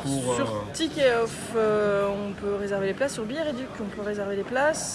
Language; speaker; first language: French; native; French